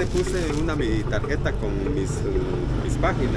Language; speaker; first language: Spanish; native; Spanish